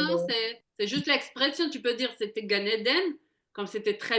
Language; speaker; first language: French; non-native, fluent; Hebrew